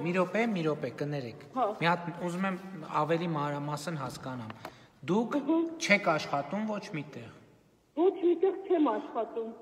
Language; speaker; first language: Armenian; native; Armenian